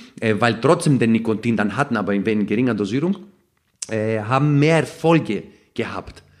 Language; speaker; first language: German; non-native, fluent; Greek